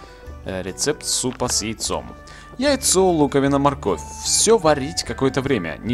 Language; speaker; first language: Russian; native; Russian